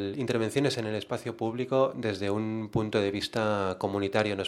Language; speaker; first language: Spanish; non-native, local second language; Catalan